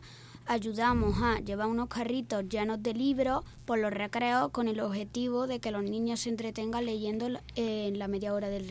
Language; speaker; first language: Spanish; native; Spanish